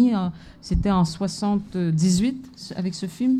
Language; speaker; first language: French; native; French